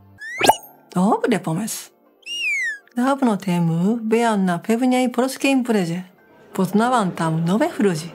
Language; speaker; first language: Polish; non-native, fluent; Japanese